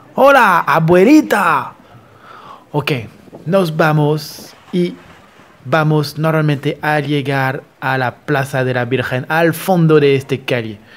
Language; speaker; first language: Spanish; non-native, fluent; French